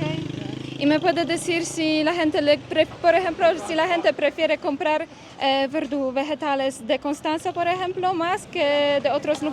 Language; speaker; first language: Spanish; non-native, learner; Polish